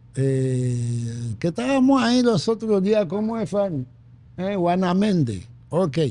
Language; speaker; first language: Spanish; non-native, fluent; Haitian Creole